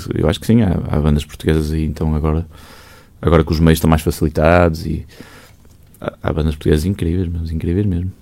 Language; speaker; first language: Portuguese; native; Portuguese